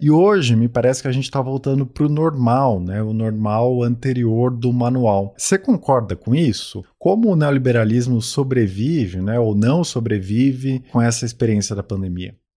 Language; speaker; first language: Portuguese; native; Portuguese